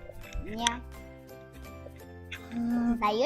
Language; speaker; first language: Russian; non-native, local second language; Tajik